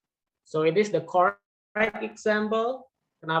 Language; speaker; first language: English; non-native, fluent; Indonesian